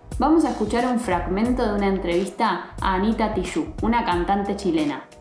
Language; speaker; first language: Spanish; native; Spanish